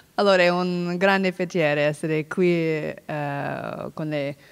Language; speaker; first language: Italian; non-native, fluent; English